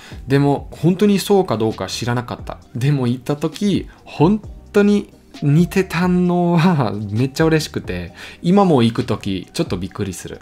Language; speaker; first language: Japanese; non-native, learner; German